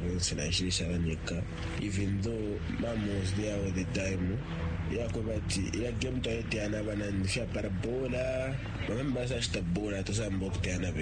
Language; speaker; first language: English; non-native, local second language; Bemba